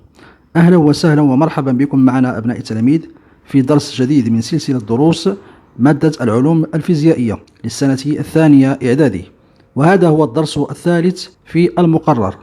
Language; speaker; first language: Arabic; native; Arabic